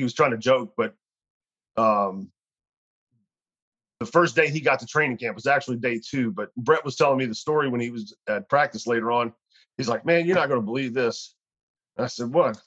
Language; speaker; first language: English; native; English